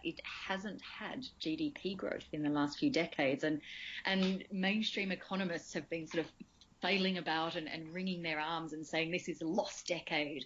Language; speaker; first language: English; native; English